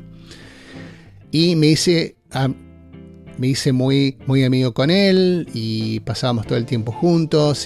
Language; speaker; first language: Spanish; native; Spanish